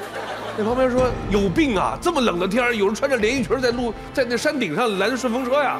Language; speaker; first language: Chinese; native; Chinese